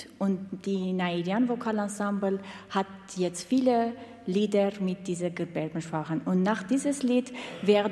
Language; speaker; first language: German; non-native, learner; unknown